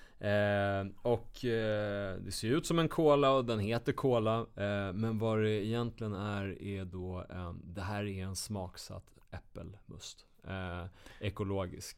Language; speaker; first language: Swedish; native; Swedish